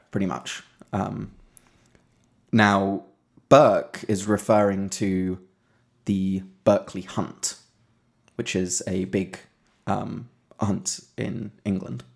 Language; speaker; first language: English; native; English